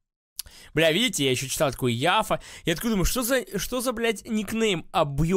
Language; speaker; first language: Russian; native; Russian